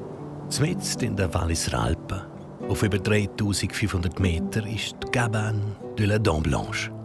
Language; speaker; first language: German; native; German